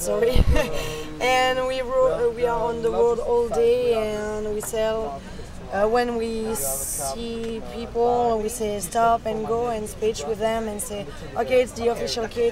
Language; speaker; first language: English; non-native, learner; French